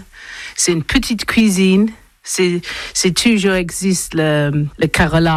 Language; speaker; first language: French; non-native, learner; English